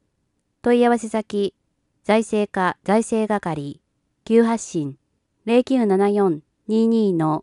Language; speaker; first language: Japanese; native; Japanese